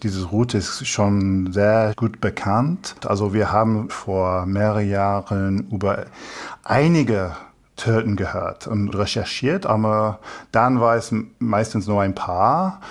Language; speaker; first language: German; non-native, fluent; English